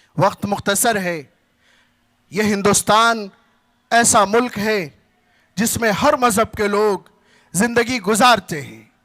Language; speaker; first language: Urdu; native; Urdu